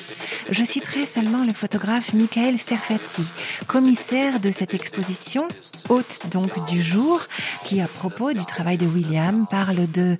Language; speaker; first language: French; native; French